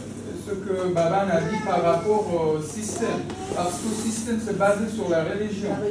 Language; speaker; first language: French; non-native, fluent; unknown